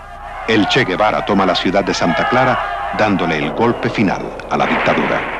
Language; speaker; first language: Spanish; native; Spanish